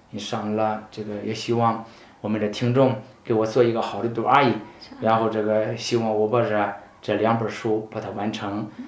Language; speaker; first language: Chinese; native; Chinese